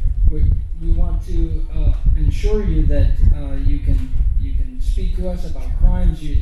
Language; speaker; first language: English; native; English